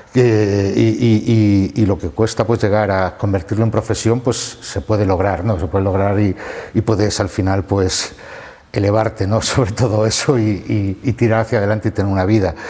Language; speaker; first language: Spanish; native; Spanish